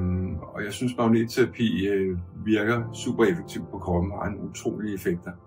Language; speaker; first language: Danish; native; Danish